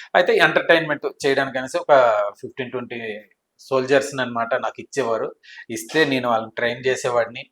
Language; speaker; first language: Telugu; native; Telugu